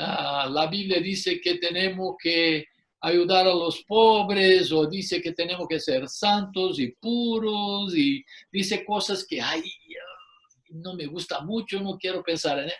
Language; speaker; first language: Spanish; non-native, fluent; English